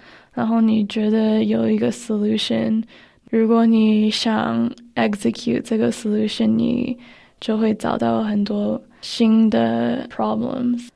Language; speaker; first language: Chinese; early bilingual, heritage; Chinese